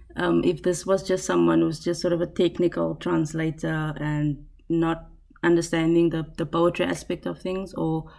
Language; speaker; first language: English; non-native, local second language; Afrikaans